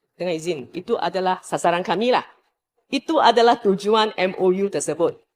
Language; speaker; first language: Malay; native; Malay